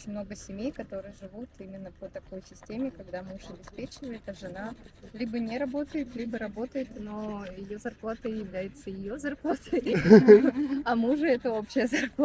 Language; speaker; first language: Russian; native; Russian